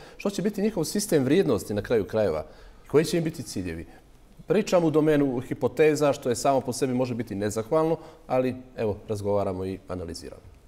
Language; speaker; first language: Serbian; native; Serbian